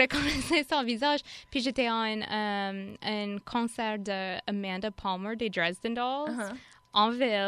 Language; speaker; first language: French; non-native, fluent; English